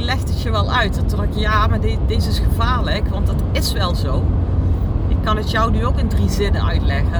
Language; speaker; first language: Dutch; native; Dutch